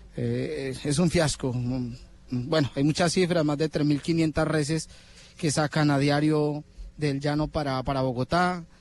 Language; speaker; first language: Spanish; native; Spanish